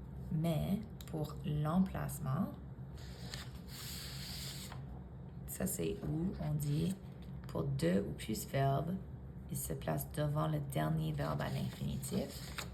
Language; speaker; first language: French; non-native, fluent; English